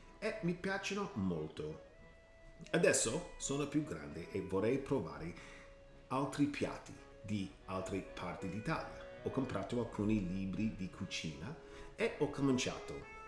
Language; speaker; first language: Italian; non-native, learner; English